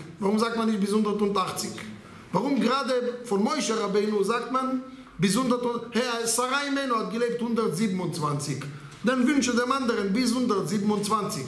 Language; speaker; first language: German; non-native, learner; Hebrew